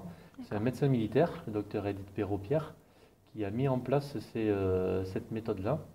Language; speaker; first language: French; native; French